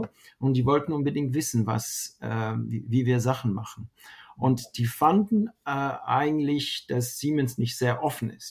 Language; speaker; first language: German; non-native, fluent; French